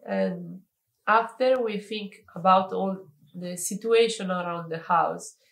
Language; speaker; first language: English; non-native, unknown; Italian